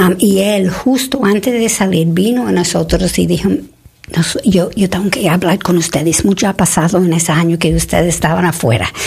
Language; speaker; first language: Spanish; non-native, fluent; English